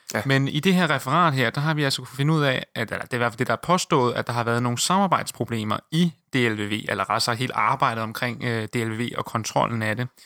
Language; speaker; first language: Danish; native; Danish